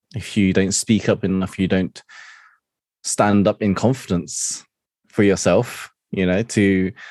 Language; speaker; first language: English; non-native, local second language; Cantonese